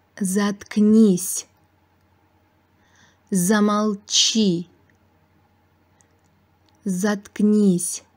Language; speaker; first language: Russian; non-native, fluent; Uzbek